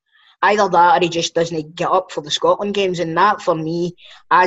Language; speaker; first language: English; native; English